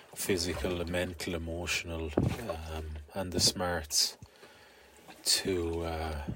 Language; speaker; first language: English; native; English